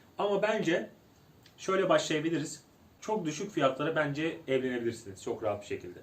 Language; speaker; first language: Turkish; native; Turkish